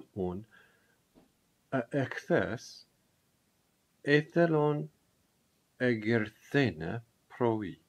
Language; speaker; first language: Greek; non-native, learner; English